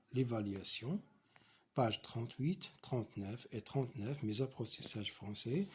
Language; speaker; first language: French; non-native, local second language; Arabic